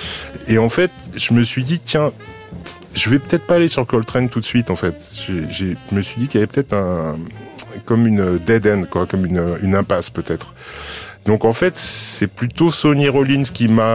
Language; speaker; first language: French; native; French